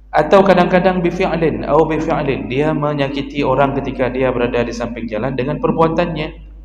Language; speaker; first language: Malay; non-native, local second language; Achinese